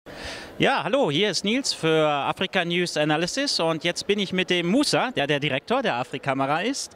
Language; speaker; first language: German; native; German